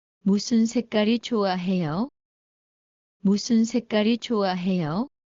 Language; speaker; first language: Korean; non-native, learner; Bangla